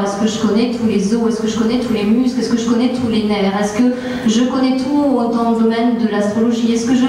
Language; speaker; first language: French; native; French